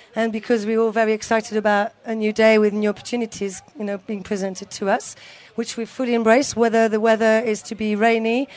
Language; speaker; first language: English; native; English